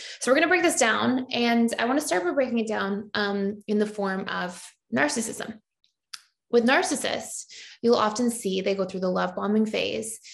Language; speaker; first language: English; native; English